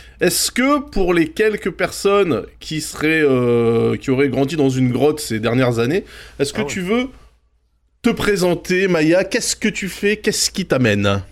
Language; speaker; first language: French; native; French